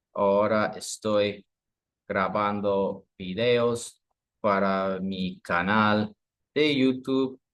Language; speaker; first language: Spanish; non-native, fluent; English